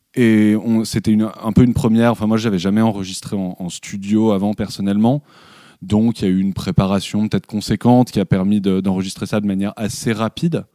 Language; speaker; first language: French; native; French